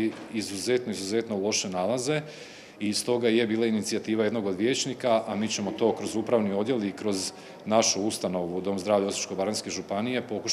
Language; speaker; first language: Croatian; native; Croatian